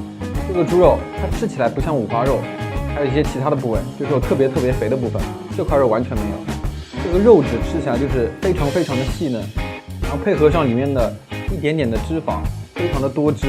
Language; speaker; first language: Chinese; native; Chinese